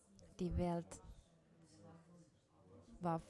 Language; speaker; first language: German; non-native, fluent; Finnish